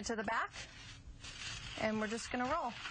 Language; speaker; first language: English; native; English